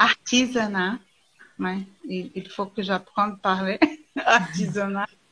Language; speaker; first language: French; non-native, learner; Portuguese